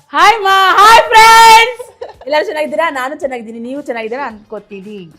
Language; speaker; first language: Kannada; non-native, local second language; Urdu